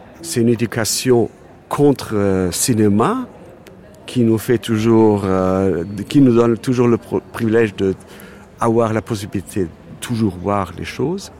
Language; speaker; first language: French; non-native, fluent; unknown